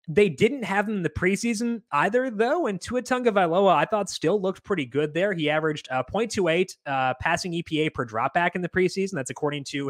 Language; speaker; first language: English; native; English